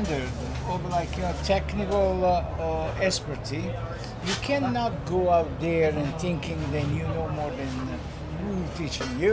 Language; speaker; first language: English; non-native, fluent; Italian